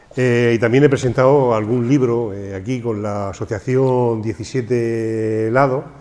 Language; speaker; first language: Spanish; native; Spanish